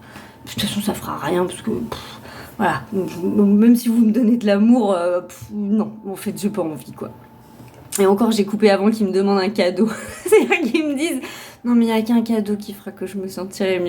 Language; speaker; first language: French; native; French